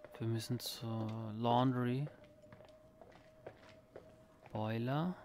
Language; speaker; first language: German; native; German